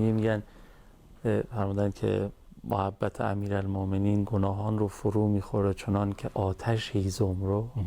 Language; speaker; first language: Persian; native; Persian